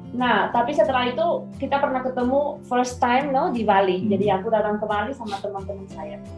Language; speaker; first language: Indonesian; non-native, fluent; Spanish